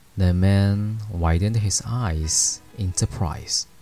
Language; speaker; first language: English; non-native, fluent; Chinese